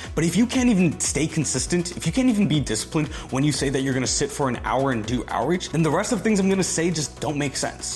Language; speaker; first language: English; native; English